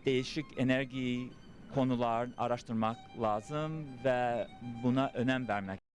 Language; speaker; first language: Turkish; early bilingual, heritage; English